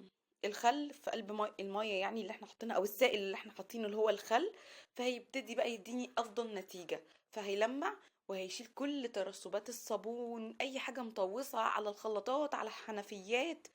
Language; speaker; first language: Arabic; native; Arabic